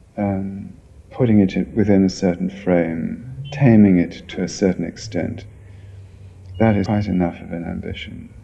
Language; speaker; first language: English; native; English